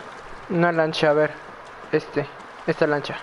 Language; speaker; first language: Spanish; native; Spanish